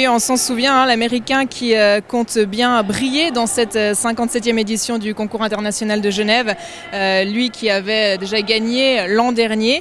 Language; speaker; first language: French; native; French